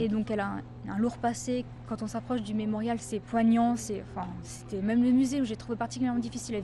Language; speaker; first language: French; native; French